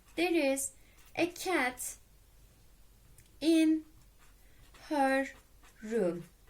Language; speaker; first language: English; non-native, fluent; Turkish